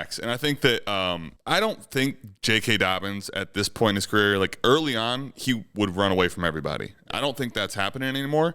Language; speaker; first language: English; native; English